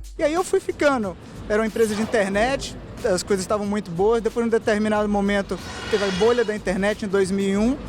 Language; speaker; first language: Portuguese; native; Portuguese